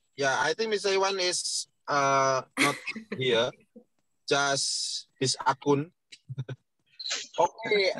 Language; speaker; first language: English; non-native, learner; Indonesian